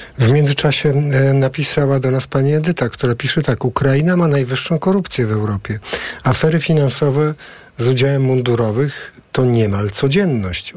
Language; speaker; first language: Polish; native; Polish